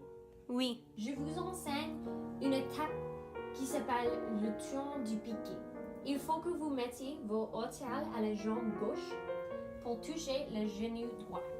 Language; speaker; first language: French; non-native, local second language; English